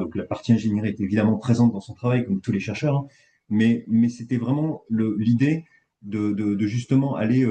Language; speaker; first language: French; native; French